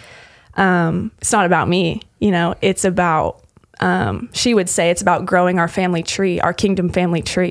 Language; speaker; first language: English; native; English